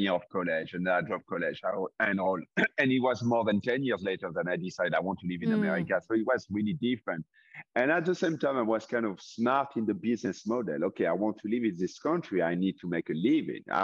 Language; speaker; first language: English; non-native, fluent; French